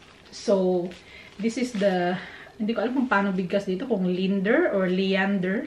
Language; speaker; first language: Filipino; native; Filipino